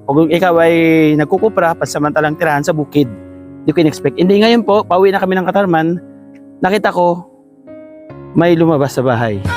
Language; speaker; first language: Filipino; non-native, local second language; Waray